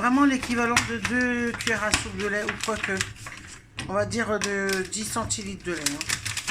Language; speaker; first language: French; native; French